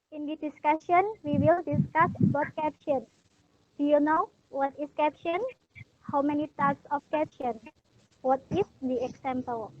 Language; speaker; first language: English; non-native, learner; Indonesian